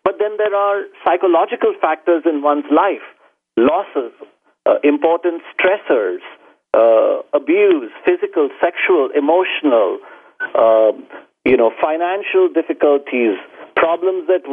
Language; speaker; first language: English; non-native, local second language; Hindi